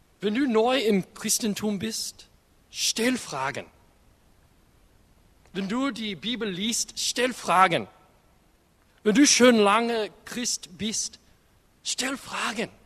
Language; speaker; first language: German; non-native, learner; English